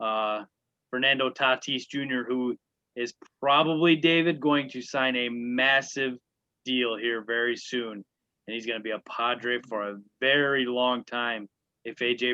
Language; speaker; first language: English; native; English